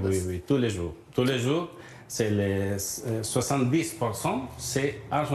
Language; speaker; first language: French; non-native, learner; Spanish